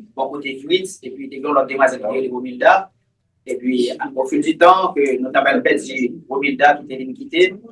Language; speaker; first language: Haitian Creole; native; Haitian Creole